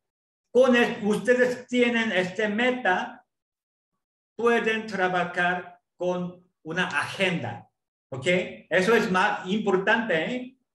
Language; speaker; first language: Spanish; non-native, learner; Korean